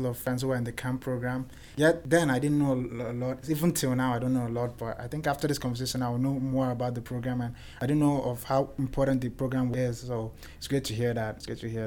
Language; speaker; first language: English; non-native, local second language; Igbo